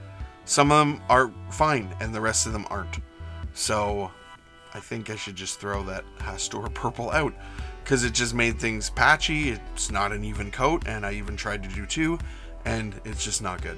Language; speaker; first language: English; native; English